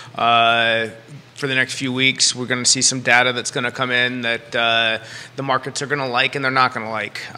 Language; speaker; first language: English; native; English